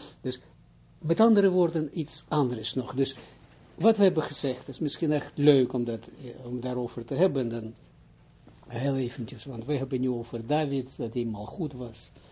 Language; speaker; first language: Dutch; non-native, fluent; Hebrew